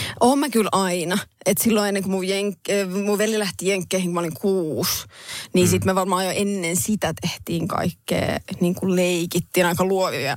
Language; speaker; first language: Finnish; native; Finnish